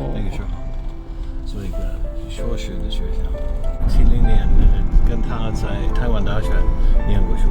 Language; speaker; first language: Chinese; non-native, fluent; English